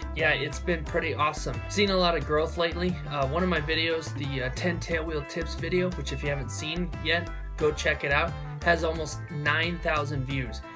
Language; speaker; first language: English; native; English